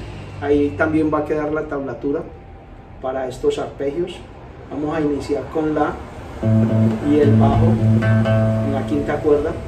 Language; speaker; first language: Spanish; native; Spanish